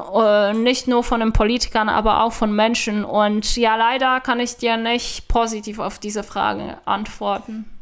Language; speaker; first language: German; non-native, fluent; Polish